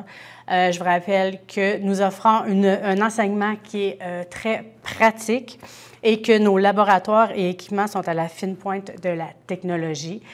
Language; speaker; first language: French; native; French